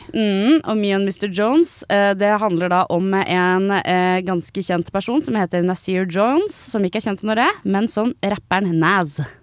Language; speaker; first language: Norwegian; native; Norwegian